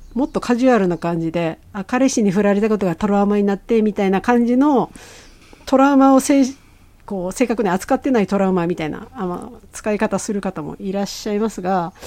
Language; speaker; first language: Japanese; native; Japanese